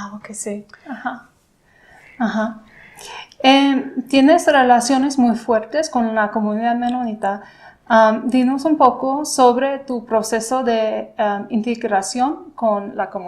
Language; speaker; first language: Spanish; non-native, fluent; English